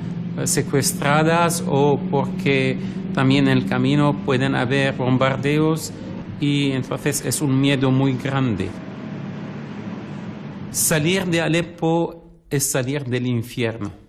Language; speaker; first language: Spanish; non-native, fluent; Arabic